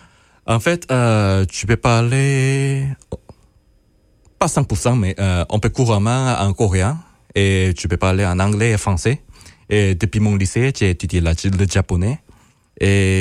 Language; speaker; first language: French; non-native, fluent; Korean